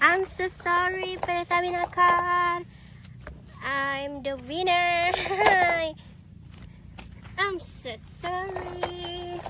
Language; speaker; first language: English; non-native, learner; Indonesian